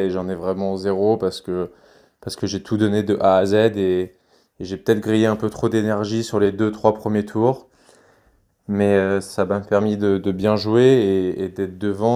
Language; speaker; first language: French; native; French